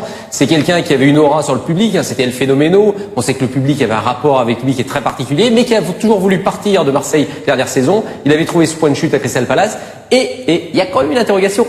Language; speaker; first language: French; native; French